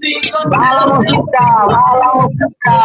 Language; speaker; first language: Spanish; non-native, learner; Haitian Creole